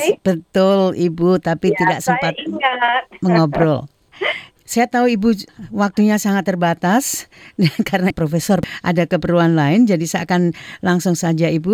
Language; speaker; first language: Indonesian; native; Indonesian